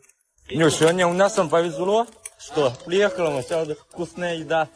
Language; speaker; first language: Russian; non-native, learner; Chinese